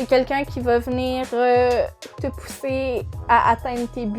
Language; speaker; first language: French; native; French